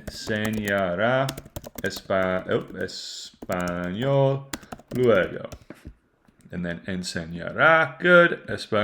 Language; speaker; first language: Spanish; non-native, fluent; English